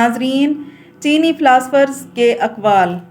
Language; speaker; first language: Urdu; native; Urdu